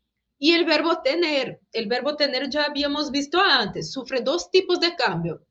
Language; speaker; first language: Spanish; non-native, fluent; Portuguese